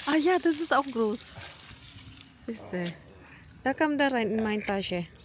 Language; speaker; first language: German; non-native, learner; Filipino